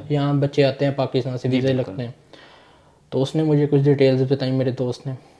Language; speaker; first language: Urdu; non-native, local second language; Punjabi